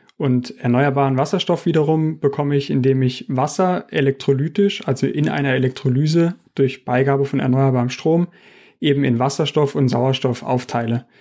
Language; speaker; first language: German; native; German